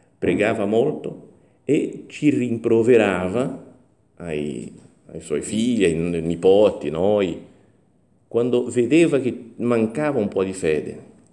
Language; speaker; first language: Italian; non-native, fluent; Portuguese